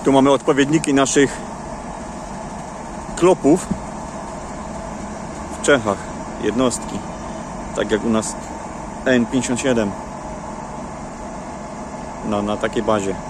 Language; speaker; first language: Polish; native; Polish